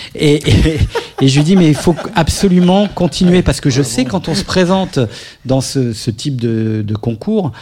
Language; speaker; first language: French; native; French